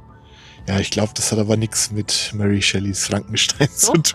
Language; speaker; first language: German; native; German